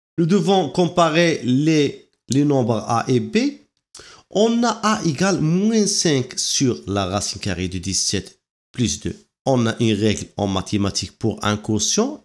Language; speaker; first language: French; non-native, local second language; Arabic